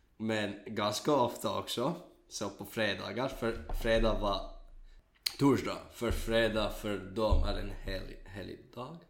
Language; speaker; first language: Swedish; non-native, learner; Kurdish